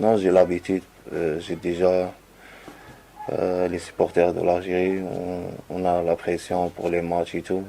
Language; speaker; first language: French; non-native, learner; Arabic